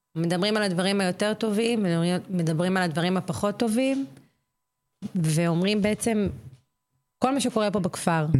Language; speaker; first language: Hebrew; native; Hebrew